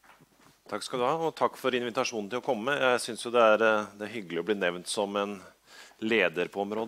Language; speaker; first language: Norwegian; native; Norwegian